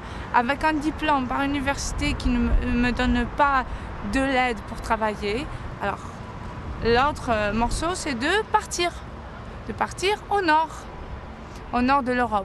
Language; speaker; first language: French; non-native, fluent; Greek